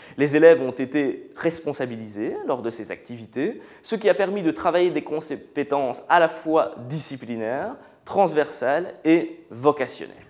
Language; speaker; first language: French; native; French